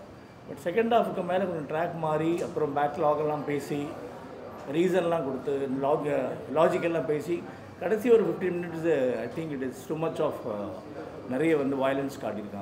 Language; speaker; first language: Tamil; native; Tamil